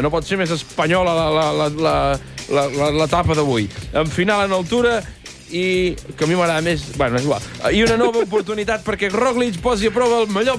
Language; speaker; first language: Catalan; native; Catalan